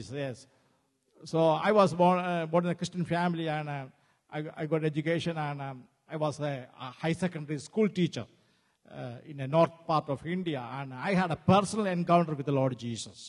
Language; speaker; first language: English; non-native, local second language; Malayalam